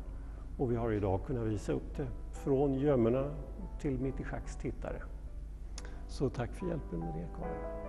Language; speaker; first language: Swedish; native; Swedish